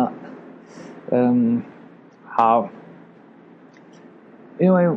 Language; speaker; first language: Chinese; non-native, learner; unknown